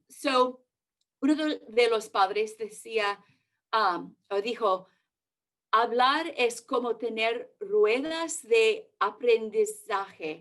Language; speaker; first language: Spanish; early bilingual, heritage; English